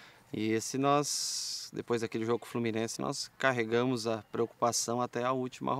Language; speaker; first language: Portuguese; native; Portuguese